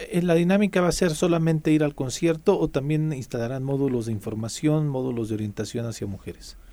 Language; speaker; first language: Spanish; native; Spanish